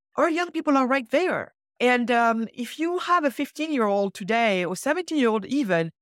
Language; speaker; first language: English; early bilingual, other home language; Wolof